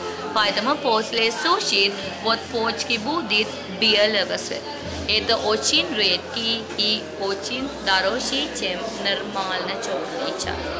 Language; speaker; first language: Russian; non-native, learner; Sinhala